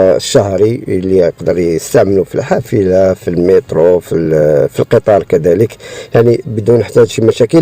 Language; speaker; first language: Arabic; native; Arabic